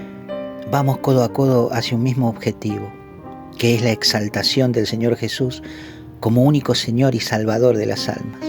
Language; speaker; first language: Spanish; native; Spanish